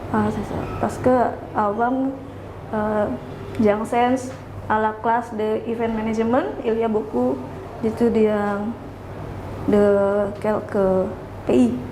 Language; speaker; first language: French; non-native, learner; Indonesian